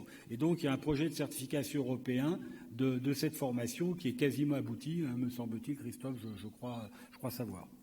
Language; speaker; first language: French; native; French